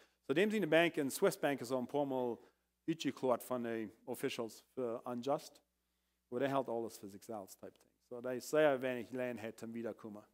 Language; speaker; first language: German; non-native, learner; Plautdietsch